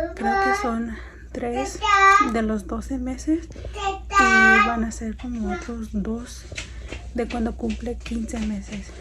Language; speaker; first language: Spanish; early bilingual, other home language; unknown